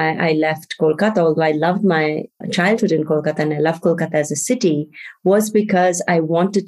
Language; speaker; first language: English; non-native, local second language; Bangla